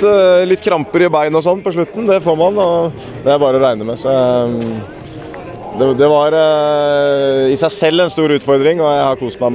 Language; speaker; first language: Norwegian; native; Norwegian